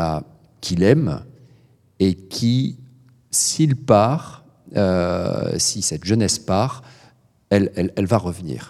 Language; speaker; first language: French; native; French